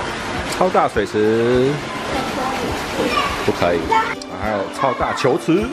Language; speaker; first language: Chinese; native; Chinese